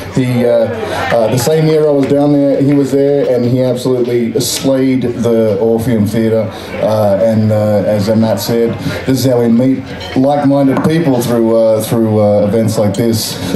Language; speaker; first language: English; native; English